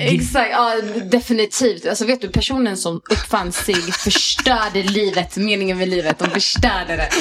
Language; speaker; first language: Swedish; native; Swedish